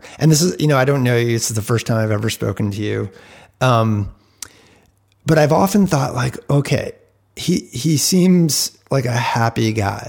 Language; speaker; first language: English; native; English